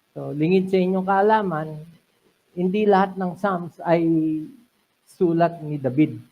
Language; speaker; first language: Filipino; non-native, local second language; Iloko